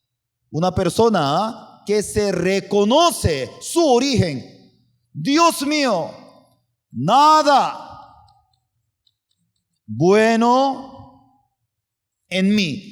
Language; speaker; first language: Spanish; non-native, fluent; Korean